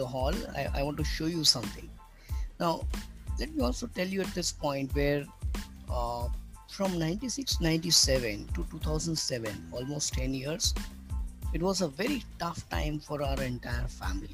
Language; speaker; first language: English; non-native, local second language; Hindi